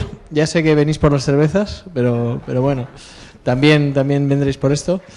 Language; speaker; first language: Spanish; native; Spanish